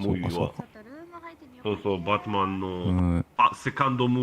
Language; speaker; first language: Japanese; non-native, learner; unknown